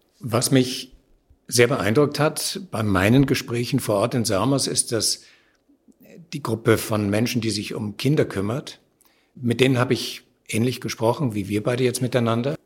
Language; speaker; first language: German; native; German